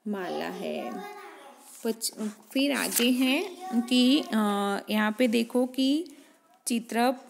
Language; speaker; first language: Hindi; non-native, local second language; Gujarati